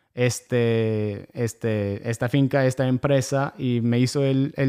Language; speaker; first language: Spanish; non-native, fluent; English